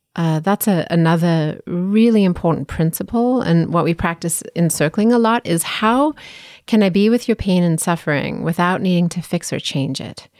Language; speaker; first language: English; native; English